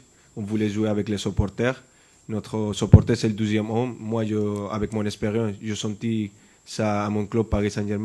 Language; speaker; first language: French; non-native, fluent; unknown